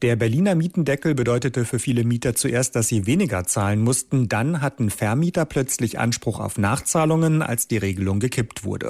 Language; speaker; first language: German; native; German